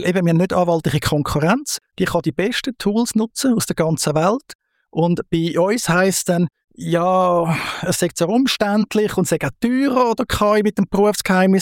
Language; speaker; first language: German; native; German